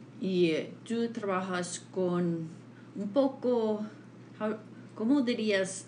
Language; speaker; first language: Spanish; non-native, fluent; English